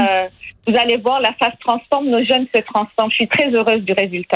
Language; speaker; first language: French; non-native, fluent; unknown